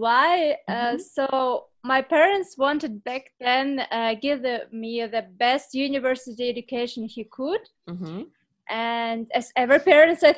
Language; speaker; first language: English; non-native, fluent; Ukrainian